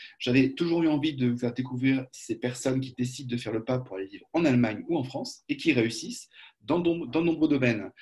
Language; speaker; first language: French; native; French